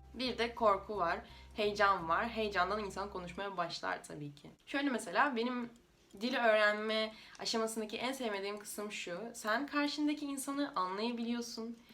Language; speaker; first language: Turkish; non-native, fluent; Russian